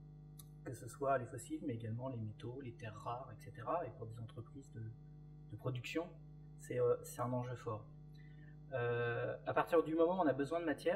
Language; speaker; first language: French; native; French